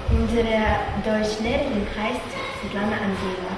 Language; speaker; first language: German; non-native, learner; Ukrainian